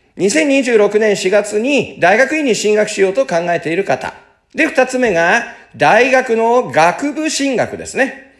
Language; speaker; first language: Japanese; native; Japanese